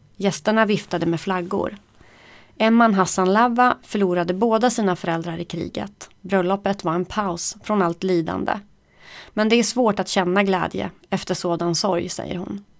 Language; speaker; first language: Swedish; native; Swedish